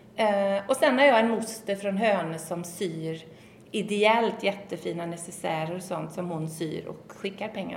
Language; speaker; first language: Swedish; native; Swedish